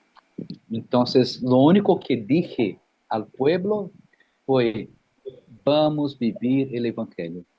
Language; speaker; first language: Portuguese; non-native, learner; Spanish